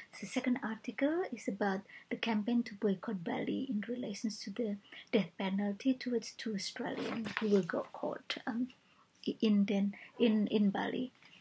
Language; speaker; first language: English; non-native, fluent; Indonesian